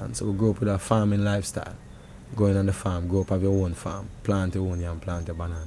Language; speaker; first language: English; non-native, local second language; Jamaican Creole English